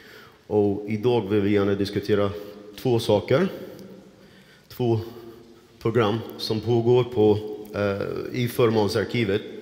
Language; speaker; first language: Swedish; non-native, fluent; English